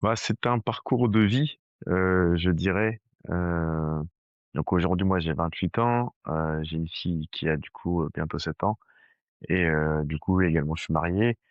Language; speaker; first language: French; early bilingual, other home language; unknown